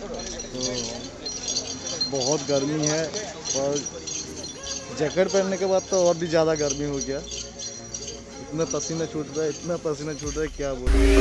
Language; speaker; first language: Hindi; non-native, local second language; Bangla